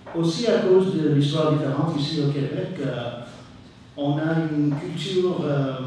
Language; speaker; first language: French; non-native, fluent; English